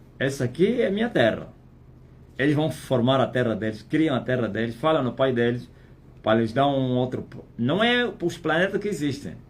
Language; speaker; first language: Portuguese; native; Portuguese